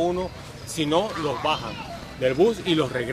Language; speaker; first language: Spanish; native; Spanish